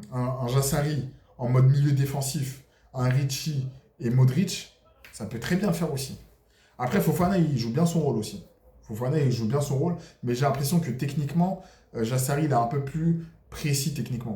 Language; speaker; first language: French; native; French